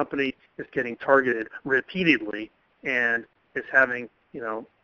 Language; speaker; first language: English; native; English